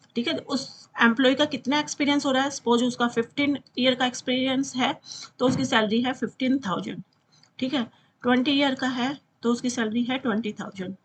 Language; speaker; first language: Hindi; native; Hindi